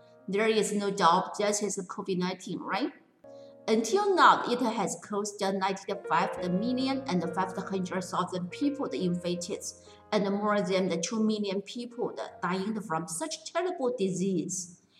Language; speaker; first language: English; non-native, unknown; Chinese